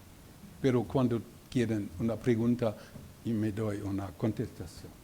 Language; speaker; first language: Spanish; non-native, learner; German